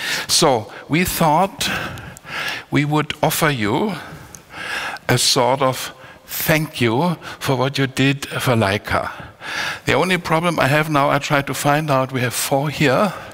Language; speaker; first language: English; non-native, fluent; German